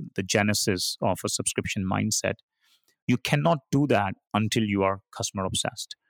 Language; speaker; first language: English; non-native, local second language; Hindi